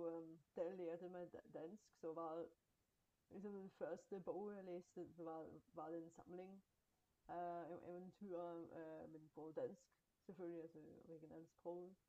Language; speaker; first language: Danish; non-native, fluent; Bulgarian